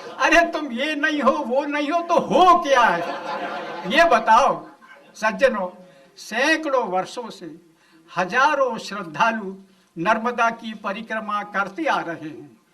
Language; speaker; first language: Hindi; non-native, local second language; Gujarati